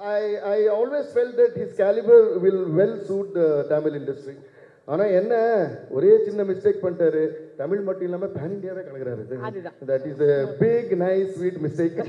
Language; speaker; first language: Tamil; non-native, local second language; Telugu